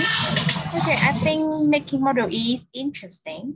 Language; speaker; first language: English; non-native, fluent; Vietnamese